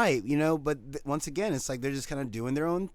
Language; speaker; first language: English; native; English